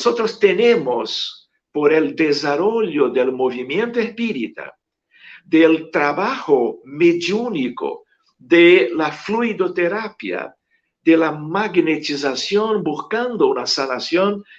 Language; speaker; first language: Spanish; non-native, fluent; Portuguese